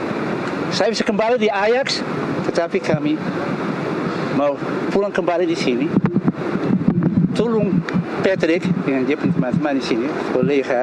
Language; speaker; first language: Indonesian; early bilingual, heritage; Indonesian